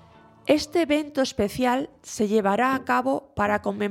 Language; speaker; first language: Spanish; native; Spanish